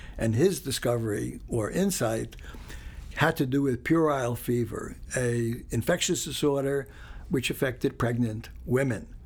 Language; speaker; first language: English; early bilingual, other home language; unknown